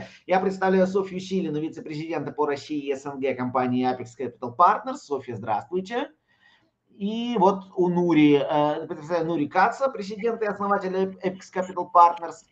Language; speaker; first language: Russian; native; Russian